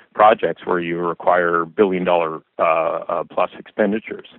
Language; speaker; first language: English; native; English